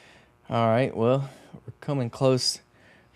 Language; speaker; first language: English; native; English